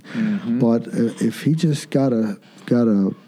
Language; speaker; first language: English; early bilingual, other home language; Arabic